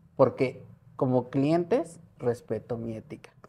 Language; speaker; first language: Spanish; native; Spanish